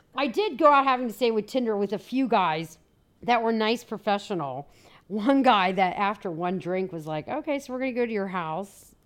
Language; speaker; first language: English; native; English